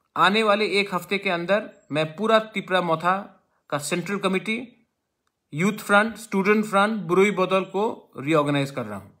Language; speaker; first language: Hindi; non-native, local second language; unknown